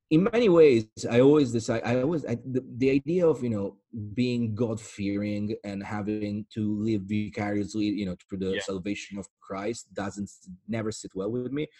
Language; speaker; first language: English; non-native, fluent; Italian